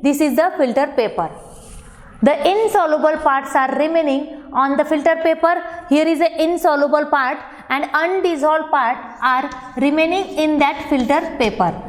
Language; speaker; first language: English; non-native, local second language; Marathi